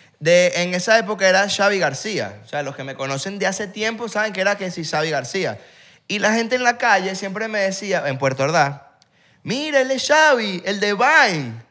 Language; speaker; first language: Spanish; native; Spanish